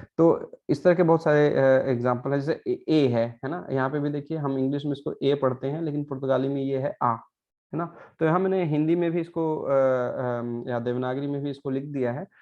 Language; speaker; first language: Hindi; native; Hindi